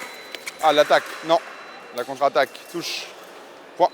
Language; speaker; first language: French; native; French